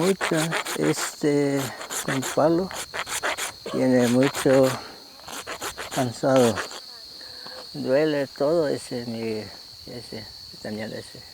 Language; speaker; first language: Spanish; non-native, local second language; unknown